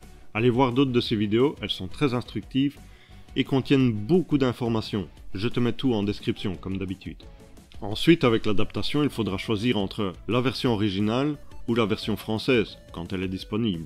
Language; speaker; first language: French; native; French